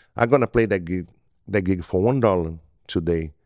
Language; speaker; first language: English; non-native, learner; Portuguese